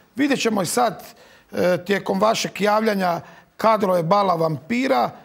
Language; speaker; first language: Croatian; native; Croatian